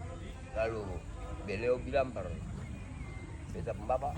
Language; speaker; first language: Malay; native; Malay